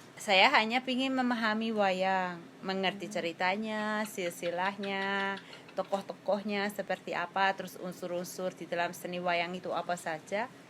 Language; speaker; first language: Indonesian; non-native, fluent; Hungarian